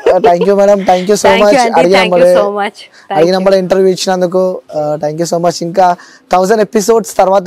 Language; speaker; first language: Telugu; native; Telugu